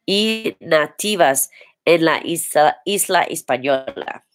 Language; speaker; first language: Spanish; non-native, learner; English